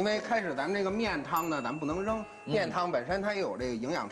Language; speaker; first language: Chinese; native; Chinese